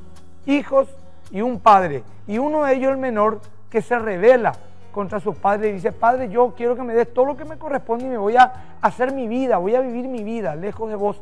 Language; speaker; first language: Spanish; native; Spanish